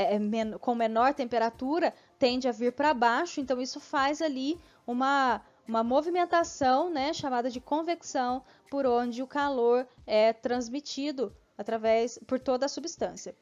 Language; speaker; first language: Portuguese; native; Portuguese